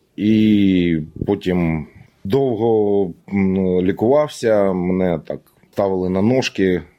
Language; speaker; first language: Ukrainian; native; Ukrainian